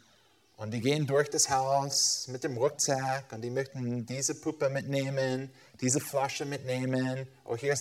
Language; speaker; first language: German; non-native, fluent; English